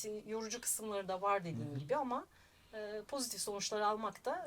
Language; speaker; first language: Turkish; native; Turkish